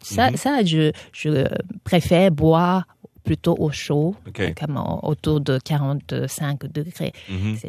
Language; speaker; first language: French; non-native, fluent; Japanese